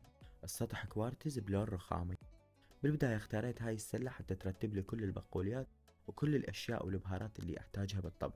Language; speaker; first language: Arabic; native; Arabic